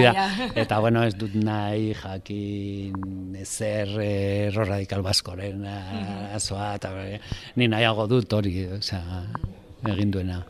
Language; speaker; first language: Basque; non-native, local second language; Spanish